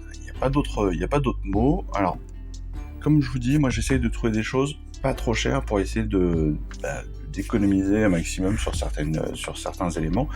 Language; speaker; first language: French; native; French